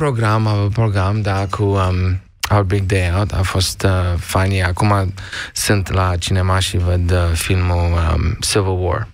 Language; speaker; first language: Romanian; early bilingual, heritage; Romanian